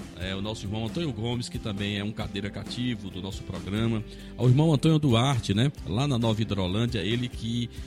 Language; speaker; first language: Portuguese; native; Portuguese